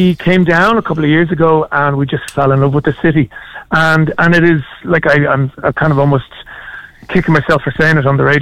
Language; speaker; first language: English; native; English